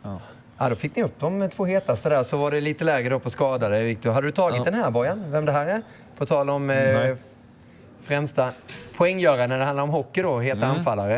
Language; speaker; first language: Swedish; native; Swedish